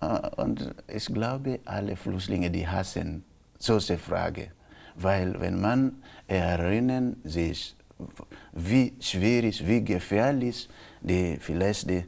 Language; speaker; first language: German; non-native, local second language; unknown